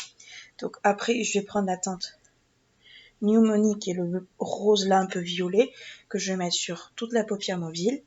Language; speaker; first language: French; native; French